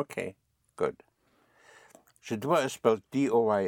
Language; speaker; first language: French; non-native, fluent; English